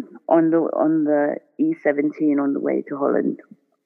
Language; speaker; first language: English; native; English